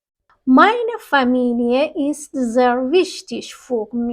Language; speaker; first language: German; non-native, fluent; Persian